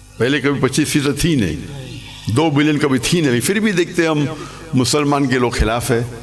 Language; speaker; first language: Urdu; non-native, local second language; English